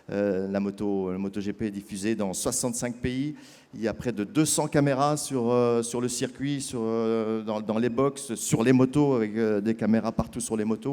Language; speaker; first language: French; native; French